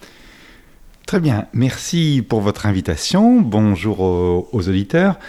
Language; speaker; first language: French; native; French